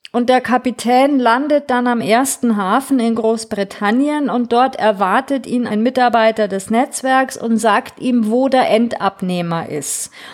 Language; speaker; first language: German; non-native, fluent; Greek